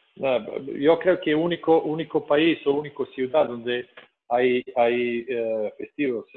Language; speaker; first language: Spanish; non-native, fluent; Serbian